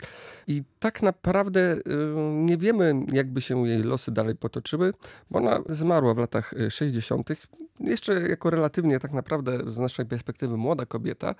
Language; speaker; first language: Polish; native; Polish